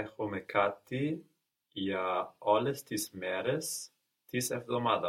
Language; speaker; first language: Greek; non-native, learner; English